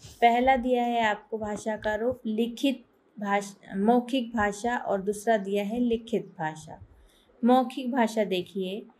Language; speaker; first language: Hindi; native; Hindi